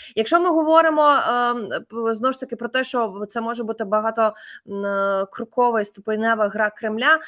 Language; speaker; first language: Ukrainian; native; Ukrainian